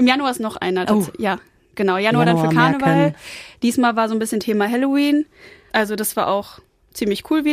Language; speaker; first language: German; native; German